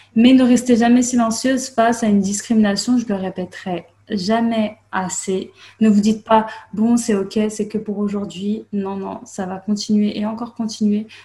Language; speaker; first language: French; native; French